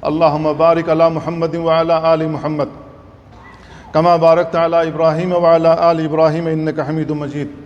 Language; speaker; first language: Arabic; non-native, fluent; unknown